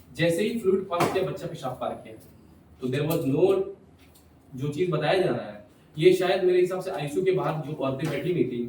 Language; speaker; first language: Hindi; non-native, local second language; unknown